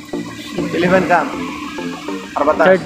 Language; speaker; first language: Arabic; non-native, learner; Bangla